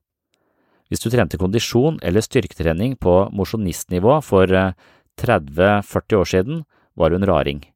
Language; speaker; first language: Norwegian; native; Norwegian